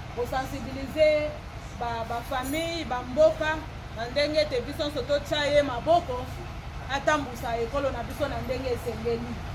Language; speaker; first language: Lingala; native; Lingala